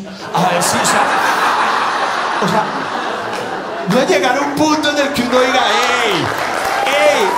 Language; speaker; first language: Spanish; native; Spanish